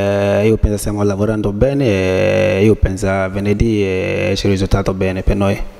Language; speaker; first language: Italian; non-native, learner; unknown